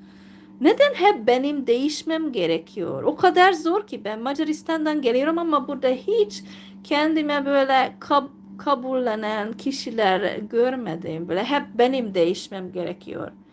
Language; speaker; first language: Turkish; non-native, fluent; Hungarian